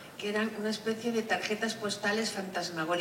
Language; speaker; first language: Spanish; native; Spanish